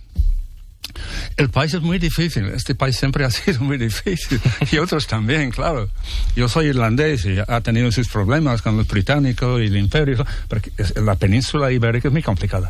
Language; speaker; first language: Spanish; non-native, fluent; English